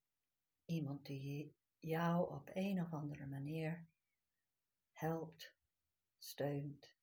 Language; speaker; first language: Dutch; non-native, fluent; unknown